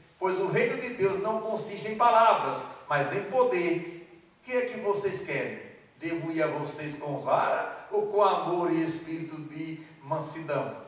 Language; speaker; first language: Portuguese; non-native, fluent; Malagasy